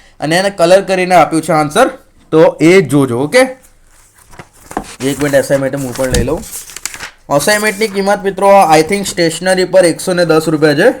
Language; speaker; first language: Gujarati; non-native, local second language; Marathi